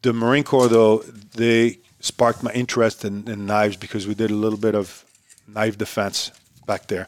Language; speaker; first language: English; non-native, fluent; French